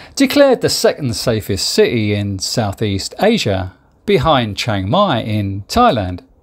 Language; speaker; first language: English; native; English